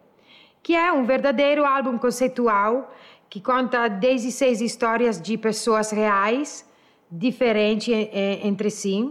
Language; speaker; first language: Portuguese; non-native, learner; Italian